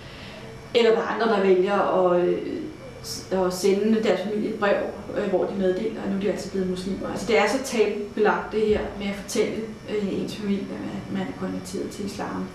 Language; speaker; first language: Danish; native; Danish